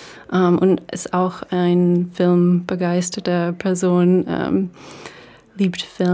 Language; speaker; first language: German; non-native, fluent; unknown